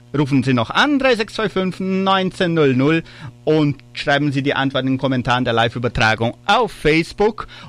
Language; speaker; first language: German; early bilingual, heritage; German